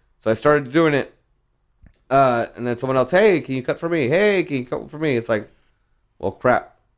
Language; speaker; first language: English; early bilingual, other home language; Spanish